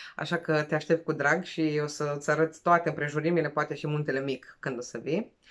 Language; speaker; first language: Romanian; non-native, fluent; Serbian